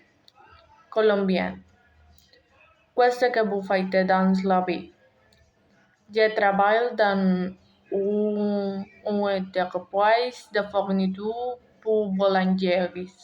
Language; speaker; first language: French; non-native, learner; Spanish